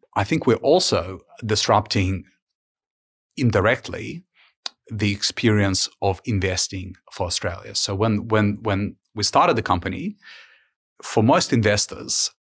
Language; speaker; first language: English; early bilingual, other home language; Ukrainian